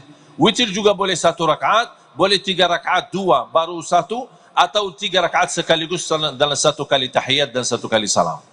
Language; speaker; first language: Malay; non-native, fluent; Arabic